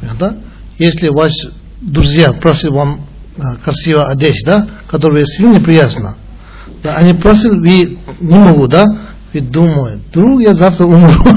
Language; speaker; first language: Russian; non-native, learner; Tibetan